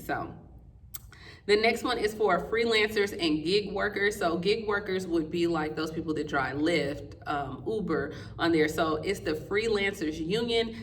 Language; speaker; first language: English; native; English